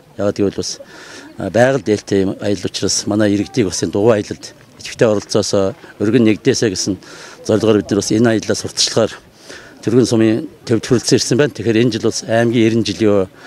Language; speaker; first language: Mongolian; native; Mongolian